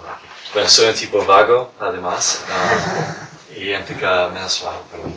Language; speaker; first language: Spanish; non-native, fluent; English